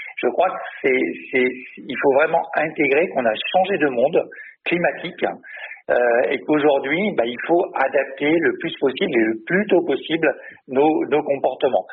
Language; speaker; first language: French; native; French